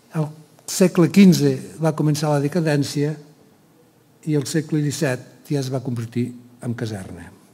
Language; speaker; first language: Catalan; native; Catalan